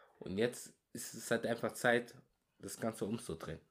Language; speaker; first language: German; early bilingual, other home language; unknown